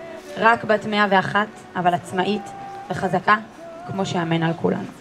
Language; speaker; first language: Hebrew; native; Hebrew